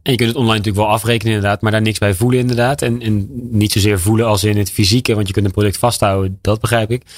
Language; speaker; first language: Dutch; native; Dutch